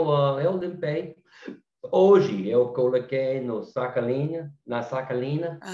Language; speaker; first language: Portuguese; non-native, learner; English